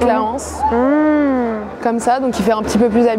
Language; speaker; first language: French; native; French